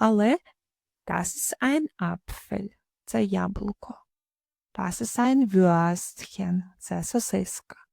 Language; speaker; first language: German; non-native, fluent; Ukrainian